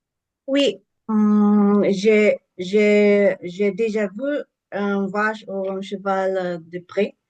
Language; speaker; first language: French; non-native, learner; English